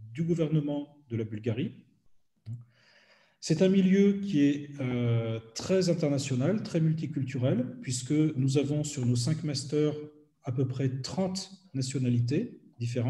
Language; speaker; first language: French; native; French